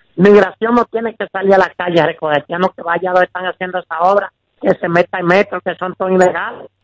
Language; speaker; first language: Spanish; native; Spanish